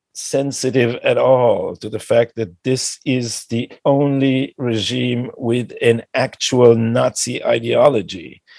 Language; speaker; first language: English; non-native, fluent; Hebrew